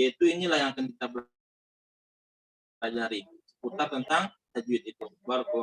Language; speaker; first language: Indonesian; native; Indonesian